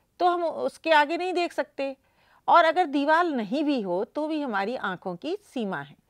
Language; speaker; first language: Hindi; native; Hindi